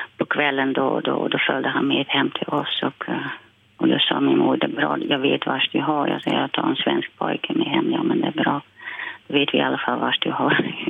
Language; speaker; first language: Swedish; non-native, fluent; Dutch